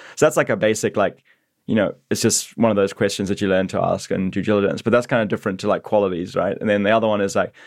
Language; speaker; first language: English; native; English